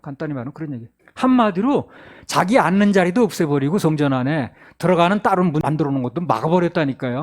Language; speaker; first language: Korean; native; Korean